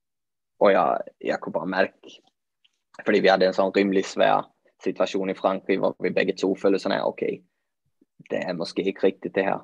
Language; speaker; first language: Swedish; native; Swedish